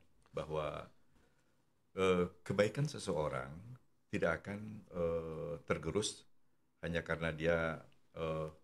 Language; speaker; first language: Indonesian; non-native, local second language; Javanese